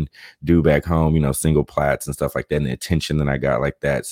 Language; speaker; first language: English; native; English